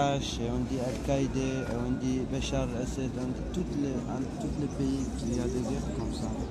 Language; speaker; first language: French; non-native, learner; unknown